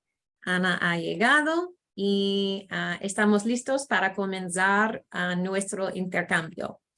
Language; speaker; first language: Spanish; non-native, fluent; English